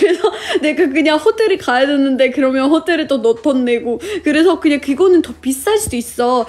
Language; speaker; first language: Korean; non-native, fluent; Russian